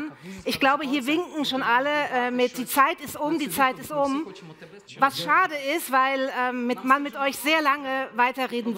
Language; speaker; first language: German; native; German